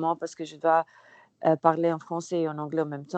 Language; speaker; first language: French; non-native, learner; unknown